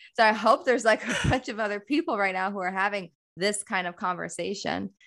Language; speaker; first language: English; native; English